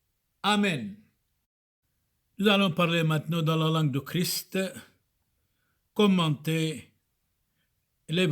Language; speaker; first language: French; non-native, fluent; Turoyo